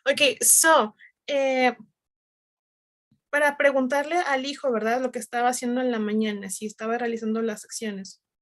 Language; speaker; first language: Spanish; native; Spanish